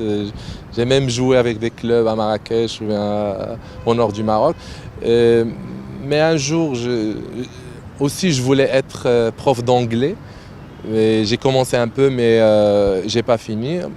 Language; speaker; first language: French; non-native, local second language; Arabic